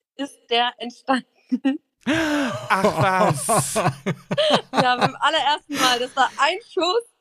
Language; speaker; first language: German; native; German